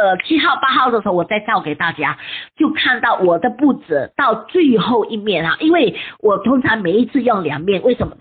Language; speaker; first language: Chinese; native; Chinese